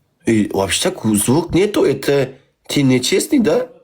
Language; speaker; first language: Russian; non-native, learner; Turkmen